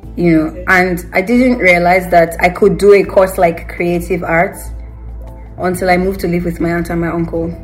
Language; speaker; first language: English; non-native, local second language; Yoruba